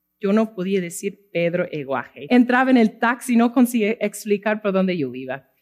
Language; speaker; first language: Spanish; non-native, fluent; English